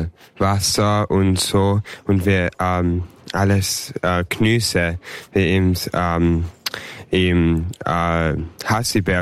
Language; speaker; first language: German; early bilingual, heritage; English